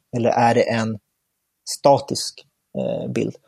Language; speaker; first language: Swedish; early bilingual, other home language; Bangla